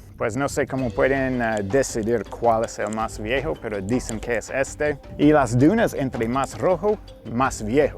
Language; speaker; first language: Spanish; non-native, fluent; English